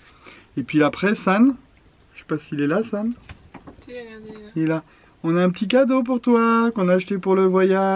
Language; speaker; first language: French; native; French